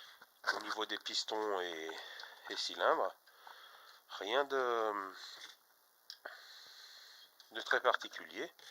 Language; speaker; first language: French; native; French